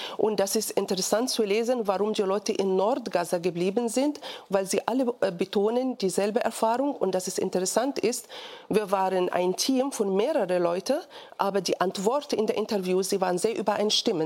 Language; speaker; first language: German; non-native, fluent; Arabic